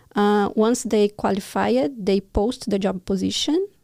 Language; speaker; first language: English; non-native, fluent; Portuguese